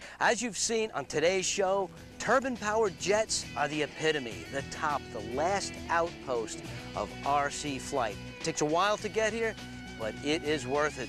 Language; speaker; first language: English; native; English